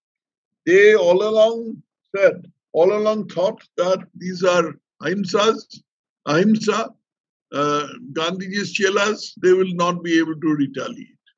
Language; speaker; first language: English; non-native, local second language; Bangla